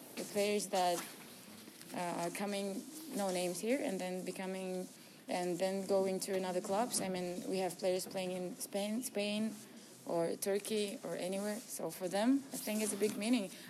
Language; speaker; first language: English; non-native, learner; Russian